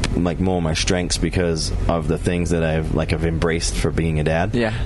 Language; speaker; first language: English; native; English